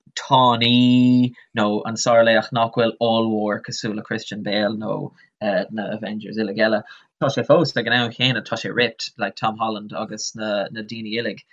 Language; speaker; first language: Irish; non-native, local second language; English